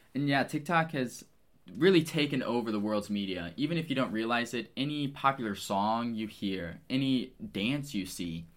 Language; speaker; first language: English; native; English